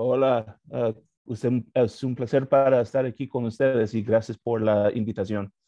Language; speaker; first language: Spanish; non-native, learner; English